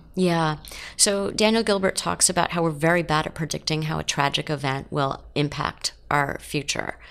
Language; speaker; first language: English; native; English